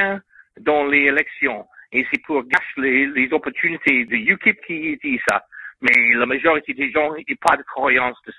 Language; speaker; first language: French; non-native, learner; English